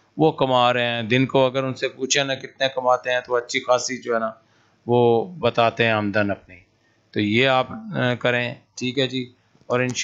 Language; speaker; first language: Urdu; non-native, local second language; Punjabi